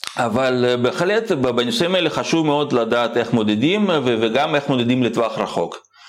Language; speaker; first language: Hebrew; non-native, fluent; Russian